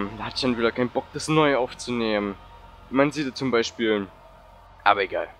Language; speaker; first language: German; native; German